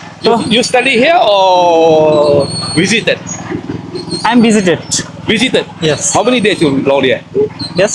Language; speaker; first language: English; non-native, learner; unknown